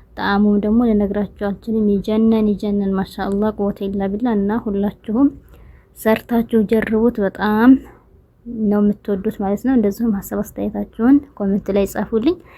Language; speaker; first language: Amharic; native; Amharic